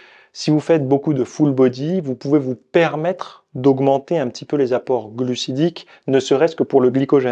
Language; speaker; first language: French; native; French